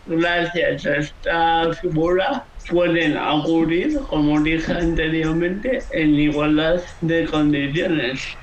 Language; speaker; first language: Spanish; native; Spanish